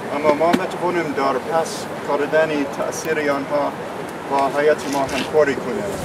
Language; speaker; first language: Tajik; non-native, learner; English